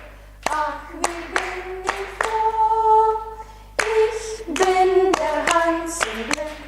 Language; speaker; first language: German; non-native, learner; Lithuanian